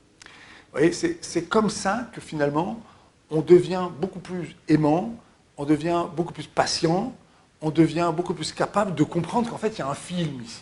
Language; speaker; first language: French; native; French